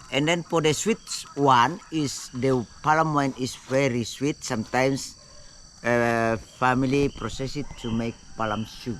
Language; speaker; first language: English; non-native, fluent; Indonesian